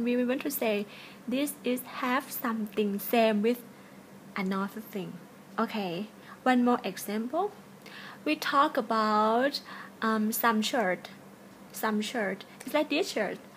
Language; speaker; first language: English; non-native, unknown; Thai